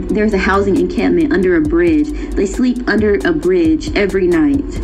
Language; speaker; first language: English; native; English